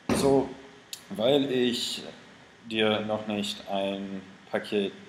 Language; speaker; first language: German; non-native, learner; English